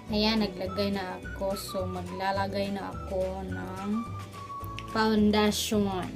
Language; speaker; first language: Filipino; non-native, local second language; Cebuano